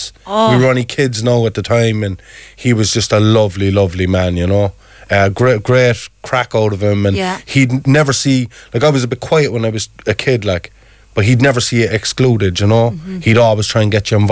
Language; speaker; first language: English; native; English